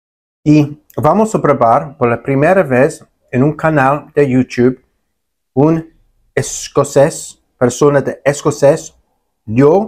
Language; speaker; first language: Spanish; non-native, learner; English